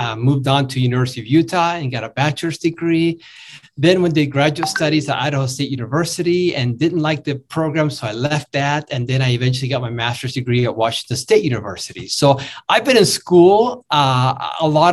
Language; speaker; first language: English; non-native, fluent; Spanish